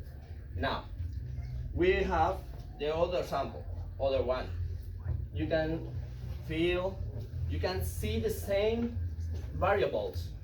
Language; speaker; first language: English; non-native, learner; Spanish